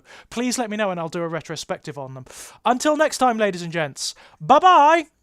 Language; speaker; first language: English; native; English